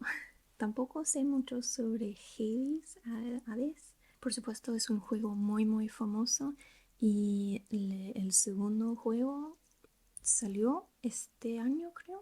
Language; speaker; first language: Spanish; non-native, learner; English